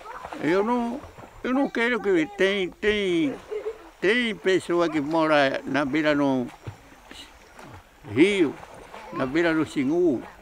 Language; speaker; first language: Portuguese; non-native, local second language; Kayapó